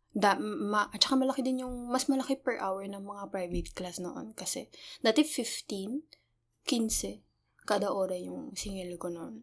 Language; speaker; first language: Filipino; native; Filipino